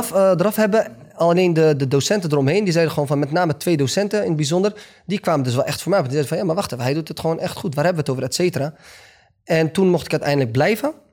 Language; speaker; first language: Dutch; early bilingual, other home language; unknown